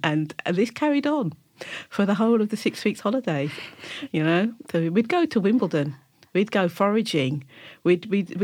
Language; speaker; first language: English; native; English